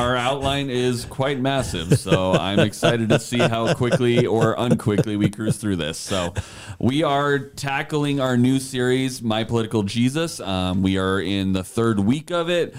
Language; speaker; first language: English; native; English